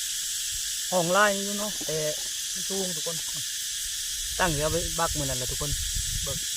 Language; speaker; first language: Thai; non-native, local second language; Northeastern Thai